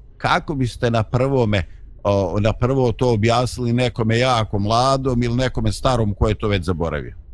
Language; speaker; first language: Bosnian; native; Bosnian